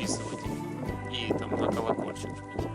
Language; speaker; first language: Russian; native; Russian